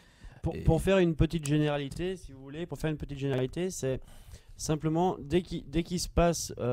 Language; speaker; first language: French; native; French